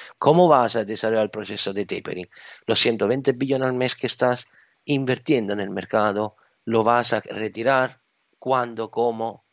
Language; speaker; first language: Spanish; non-native, fluent; Italian